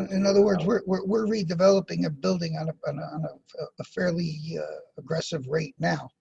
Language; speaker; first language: English; native; English